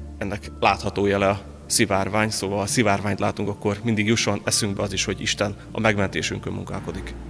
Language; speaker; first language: Hungarian; native; Hungarian